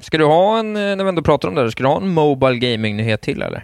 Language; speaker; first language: Swedish; native; Swedish